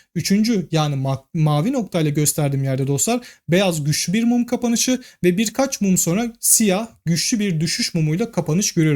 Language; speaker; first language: Turkish; native; Turkish